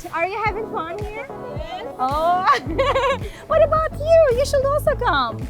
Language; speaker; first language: English; non-native, fluent; Turkish